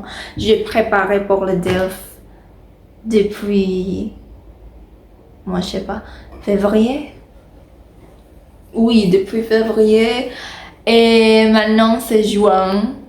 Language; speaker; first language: French; non-native, learner; Indonesian